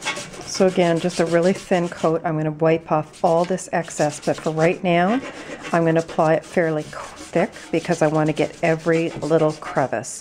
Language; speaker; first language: English; native; English